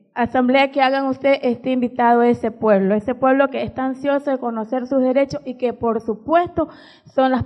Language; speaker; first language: Spanish; native; Spanish